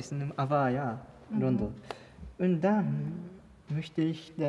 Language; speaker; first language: German; non-native, learner; Japanese